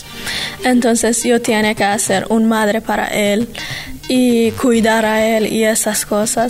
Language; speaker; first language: Spanish; non-native, learner; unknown